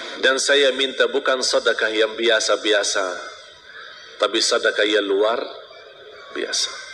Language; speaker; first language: Malay; non-native, fluent; Arabic